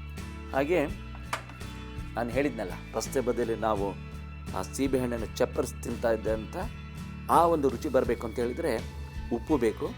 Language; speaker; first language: Kannada; native; Kannada